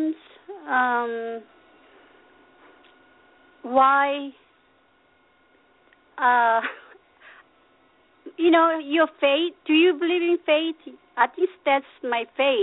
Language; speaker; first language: English; non-native, learner; Korean